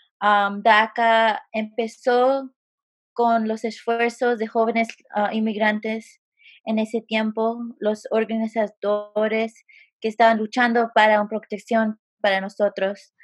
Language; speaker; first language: Spanish; early bilingual, heritage; Spanish